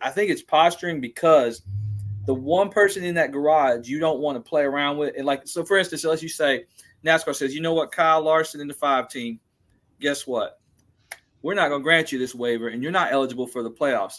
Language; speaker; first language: English; native; English